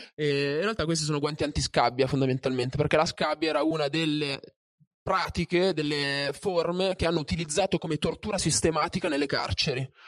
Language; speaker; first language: Italian; native; Italian